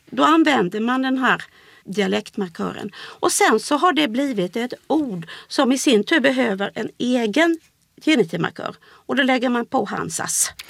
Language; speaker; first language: Swedish; native; Swedish